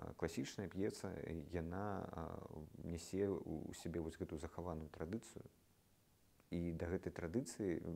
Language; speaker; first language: Belarusian; non-native, local second language; Russian